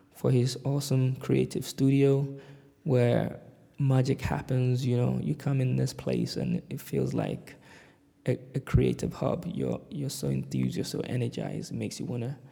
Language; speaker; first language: English; native; English